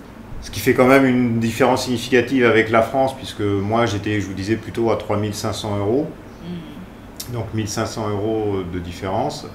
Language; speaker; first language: French; native; French